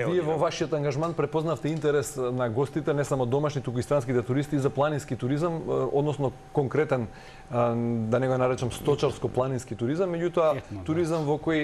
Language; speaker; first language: Macedonian; native; Macedonian